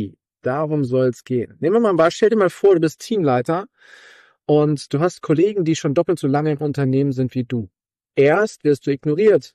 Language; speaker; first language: German; native; German